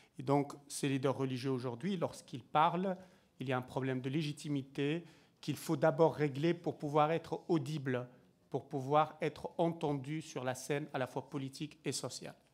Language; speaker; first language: French; native; French